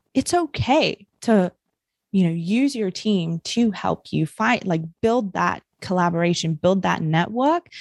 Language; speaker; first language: English; native; English